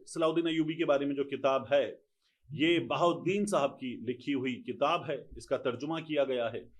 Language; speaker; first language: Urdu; native; Urdu